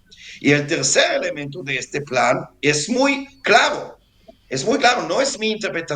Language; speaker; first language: Spanish; non-native, fluent; Hebrew